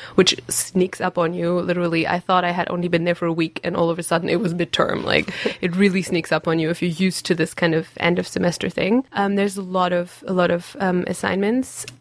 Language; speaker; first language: English; non-native, fluent; German